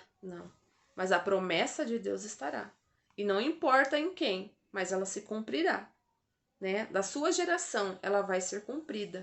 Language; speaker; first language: Portuguese; native; Portuguese